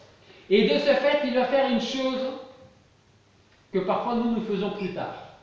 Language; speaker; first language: French; native; French